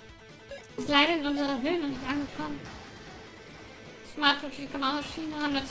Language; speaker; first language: German; early bilingual, other home language; Japanese